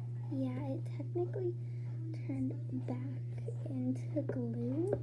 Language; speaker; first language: English; native; English